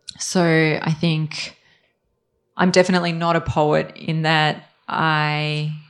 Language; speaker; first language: English; early bilingual, other home language; Serbian